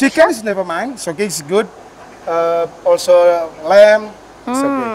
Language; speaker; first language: English; non-native, learner; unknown